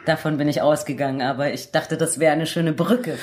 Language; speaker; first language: German; native; German